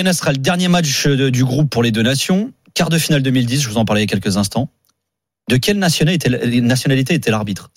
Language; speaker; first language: French; native; French